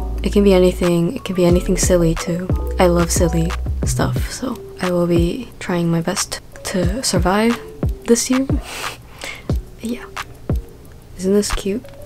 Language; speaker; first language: English; early bilingual, other home language; Japanese